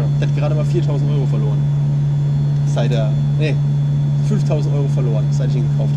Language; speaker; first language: German; native; German